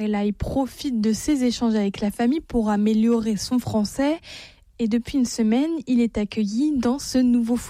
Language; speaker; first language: French; native; French